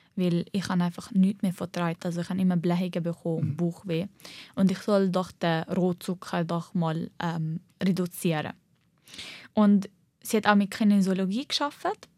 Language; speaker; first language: German; early bilingual, heritage; Arabic